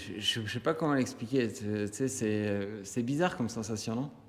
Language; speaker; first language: French; native; French